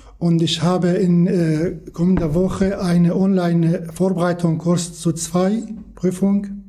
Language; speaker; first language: German; non-native, learner; Kurdish